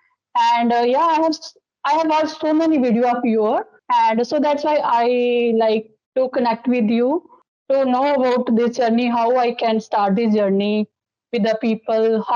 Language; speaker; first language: English; non-native, local second language; Dogri